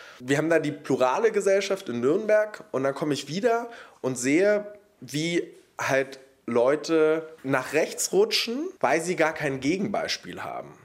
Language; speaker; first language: German; early bilingual, other home language; Polish